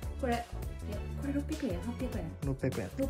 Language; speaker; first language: Japanese; native; Japanese